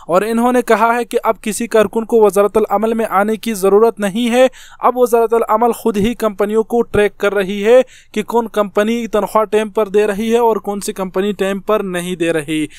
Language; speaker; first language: Urdu; non-native, local second language; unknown